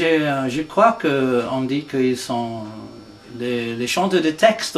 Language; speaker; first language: French; non-native, fluent; English